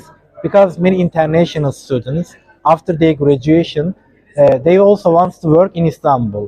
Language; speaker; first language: English; non-native, fluent; Turkish